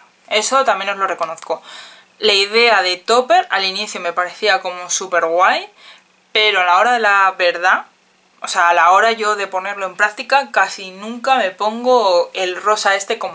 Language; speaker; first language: Spanish; native; Spanish